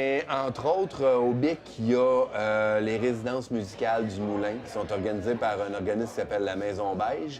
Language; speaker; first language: French; native; French